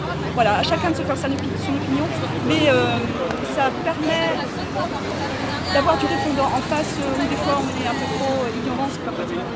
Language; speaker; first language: French; native; French